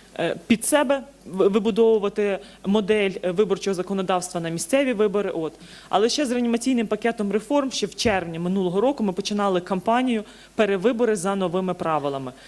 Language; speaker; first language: Ukrainian; native; Ukrainian